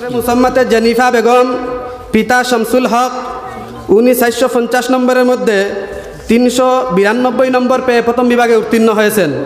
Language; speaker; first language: Bangla; native; Bangla